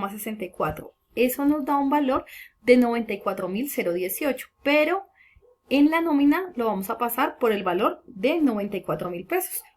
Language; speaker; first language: Spanish; native; Spanish